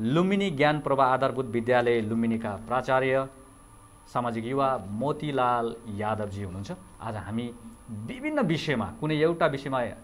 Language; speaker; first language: Nepali; native; Nepali